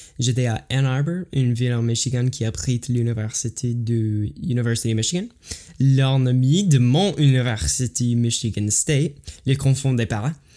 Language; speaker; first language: French; non-native, learner; English